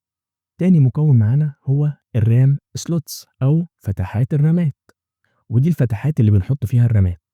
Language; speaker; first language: Arabic; native; Arabic